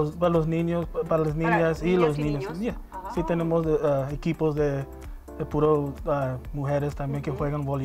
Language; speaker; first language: Spanish; early bilingual, heritage; Spanish